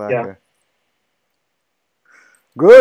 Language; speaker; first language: German; non-native, learner; French